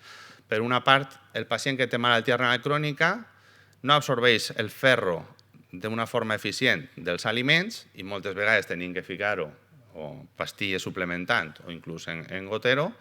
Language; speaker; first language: Catalan; native; Catalan